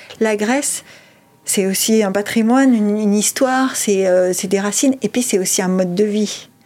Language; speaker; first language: French; native; French